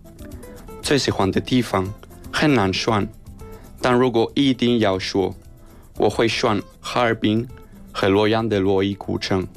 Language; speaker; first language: Chinese; non-native, learner; Spanish